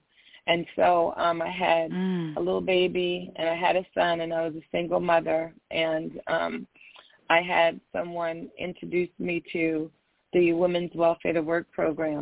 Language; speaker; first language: English; native; English